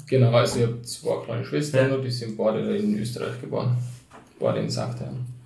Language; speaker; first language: German; early bilingual, other home language; Turkish